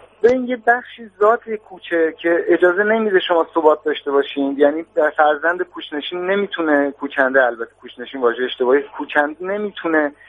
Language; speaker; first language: Persian; native; Persian